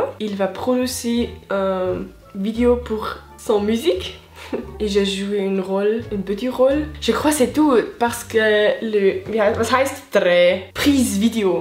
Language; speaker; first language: French; non-native, local second language; German